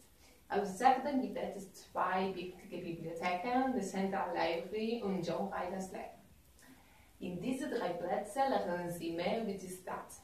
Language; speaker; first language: German; non-native, learner; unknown